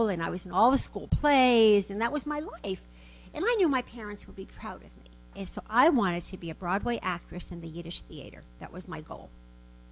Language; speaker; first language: English; early bilingual, other home language; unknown